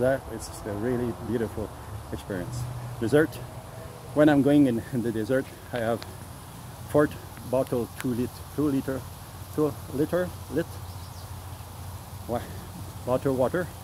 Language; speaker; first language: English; non-native, learner; French